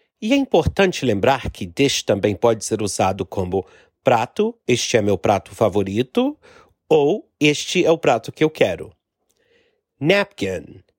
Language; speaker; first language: Portuguese; non-native, fluent; English